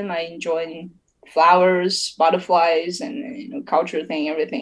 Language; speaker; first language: English; non-native, fluent; Chinese